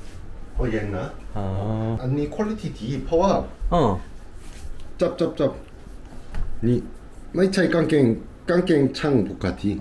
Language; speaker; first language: Thai; non-native, learner; Korean